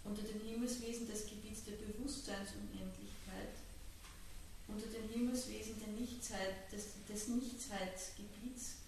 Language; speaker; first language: German; native; German